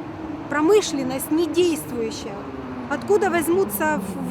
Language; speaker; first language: Russian; native; Russian